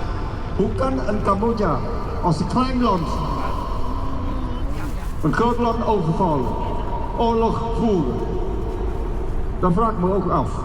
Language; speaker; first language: Dutch; non-native, learner; Khmer